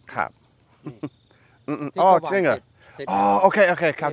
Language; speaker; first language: Thai; non-native, learner; English